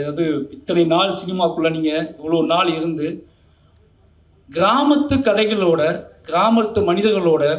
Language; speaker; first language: Tamil; native; Tamil